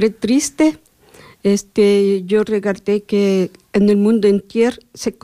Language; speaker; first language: French; non-native, learner; Spanish